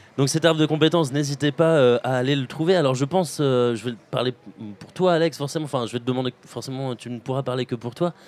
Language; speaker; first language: French; native; French